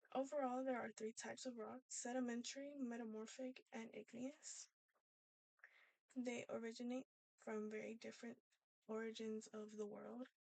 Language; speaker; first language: English; native; English